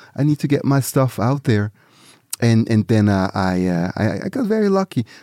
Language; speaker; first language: English; early bilingual, other home language; Swiss German